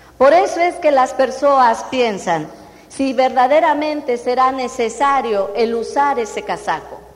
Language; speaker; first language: Spanish; non-native, fluent; Portuguese